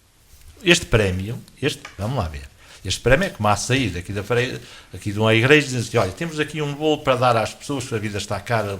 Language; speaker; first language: Portuguese; native; Portuguese